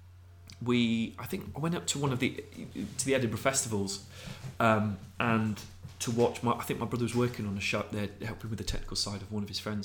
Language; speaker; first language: English; native; English